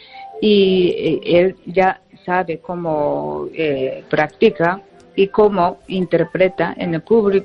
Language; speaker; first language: Spanish; non-native, fluent; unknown